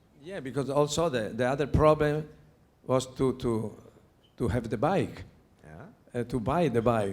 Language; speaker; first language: English; non-native, learner; Italian